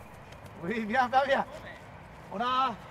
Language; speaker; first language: French; non-native, learner; English